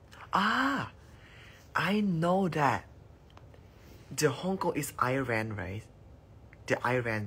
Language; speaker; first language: English; non-native, learner; Thai